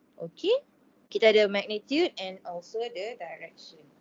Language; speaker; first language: English; non-native, local second language; Malay